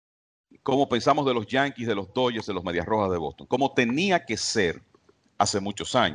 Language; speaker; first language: Spanish; native; Spanish